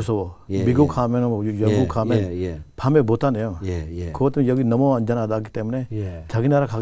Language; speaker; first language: Korean; non-native, learner; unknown